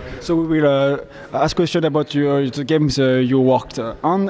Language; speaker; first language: English; non-native, fluent; French